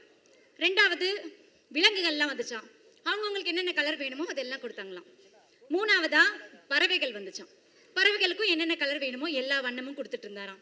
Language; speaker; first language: Tamil; native; Tamil